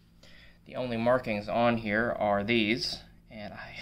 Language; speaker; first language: English; native; English